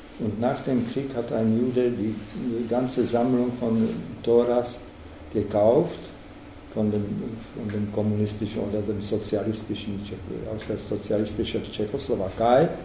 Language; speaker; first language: German; non-native, fluent; Czech